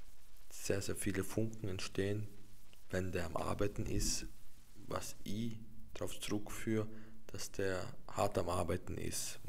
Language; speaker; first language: German; native; German